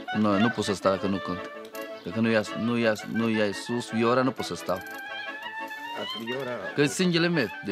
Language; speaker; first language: Romanian; non-native, local second language; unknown